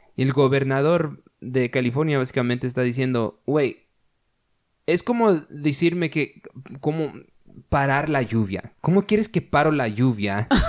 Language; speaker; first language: Spanish; early bilingual, heritage; Spanish